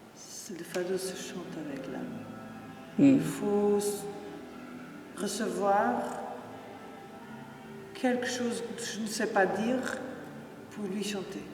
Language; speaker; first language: French; non-native, fluent; Portuguese